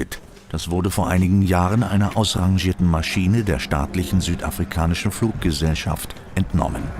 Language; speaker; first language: German; native; German